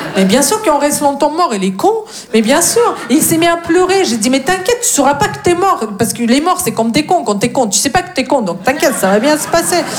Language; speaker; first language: French; non-native, fluent; Russian